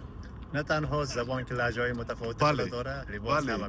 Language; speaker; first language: Persian; native; Persian